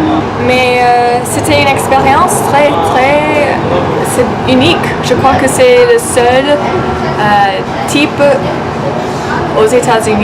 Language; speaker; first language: French; non-native, learner; English